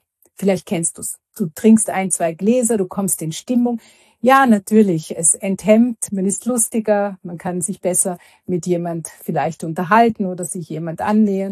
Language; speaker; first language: German; native; German